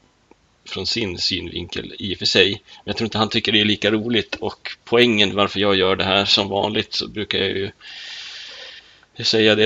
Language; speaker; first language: Swedish; native; Swedish